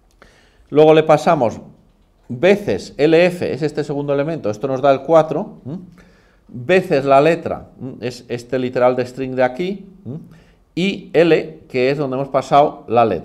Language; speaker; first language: Spanish; native; Spanish